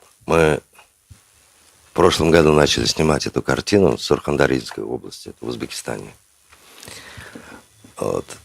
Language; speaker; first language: Russian; non-native, local second language; Uzbek